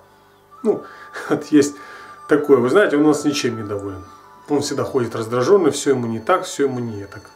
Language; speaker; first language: Russian; native; Russian